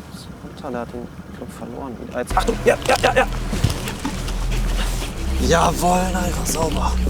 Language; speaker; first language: German; native; German